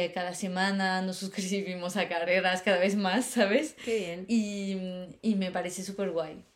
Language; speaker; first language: Spanish; non-native, fluent; French